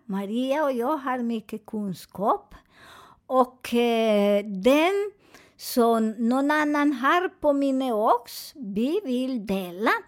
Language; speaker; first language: Swedish; non-native, fluent; Spanish